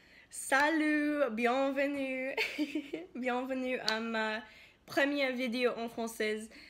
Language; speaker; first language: French; non-native, learner; English